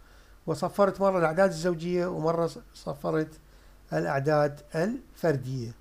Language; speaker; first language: Arabic; native; Arabic